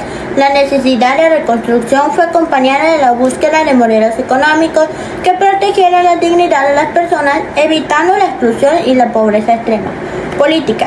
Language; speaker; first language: Spanish; native; Spanish